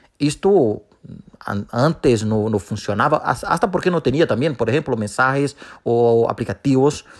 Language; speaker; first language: Spanish; non-native, fluent; Portuguese